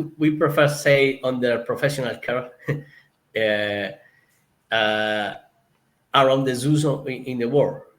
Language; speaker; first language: English; non-native, learner; Spanish